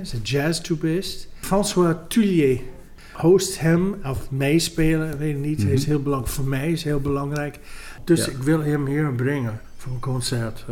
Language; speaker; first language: Dutch; non-native, fluent; English